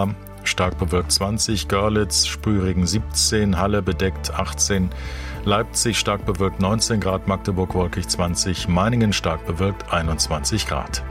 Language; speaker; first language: German; native; German